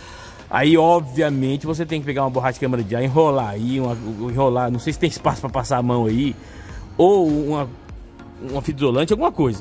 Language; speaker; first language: Portuguese; native; Portuguese